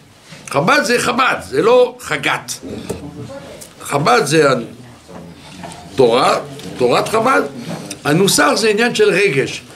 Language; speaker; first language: Hebrew; non-native, fluent; French